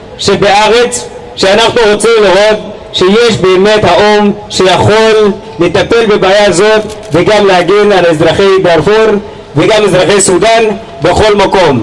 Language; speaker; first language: Hebrew; non-native, fluent; Arabic